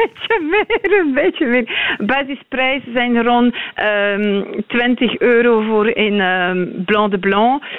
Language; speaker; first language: Dutch; non-native, learner; French